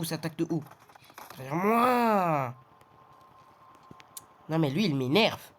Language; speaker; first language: French; native; French